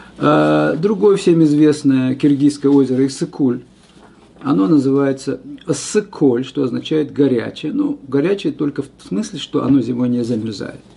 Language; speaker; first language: Russian; non-native, local second language; Kazakh